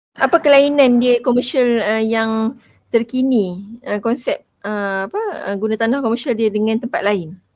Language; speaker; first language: Malay; native; Malay